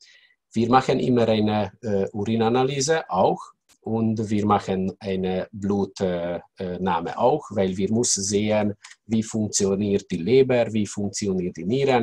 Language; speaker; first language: German; non-native, learner; Hungarian